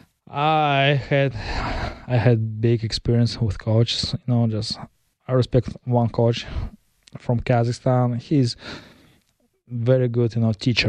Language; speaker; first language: English; non-native, learner; Kazakh